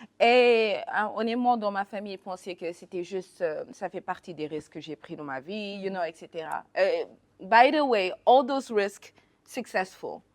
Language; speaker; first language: French; non-native, local second language; Wolof